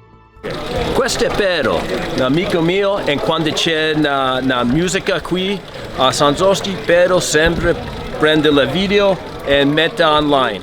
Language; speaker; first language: Italian; early bilingual, heritage; Italian